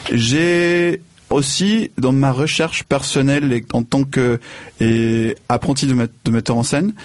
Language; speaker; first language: French; non-native, fluent; Spanish